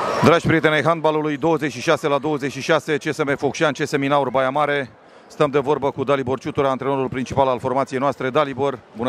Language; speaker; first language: Romanian; native; Romanian